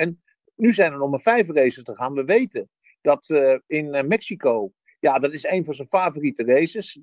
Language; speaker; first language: Dutch; native; Dutch